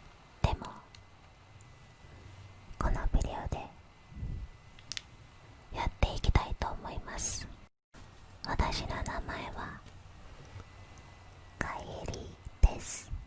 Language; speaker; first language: Japanese; non-native, fluent; Indonesian